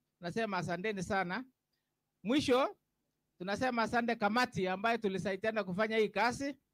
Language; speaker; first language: Swahili; non-native, local second language; Kalenjin